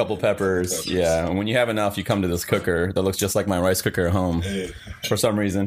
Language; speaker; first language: English; non-native, local second language; Sinhala